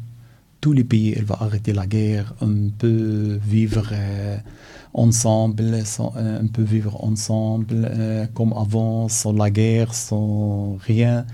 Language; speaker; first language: French; non-native, learner; Arabic